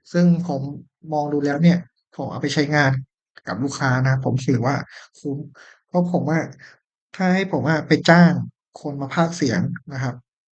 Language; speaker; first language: Thai; native; Thai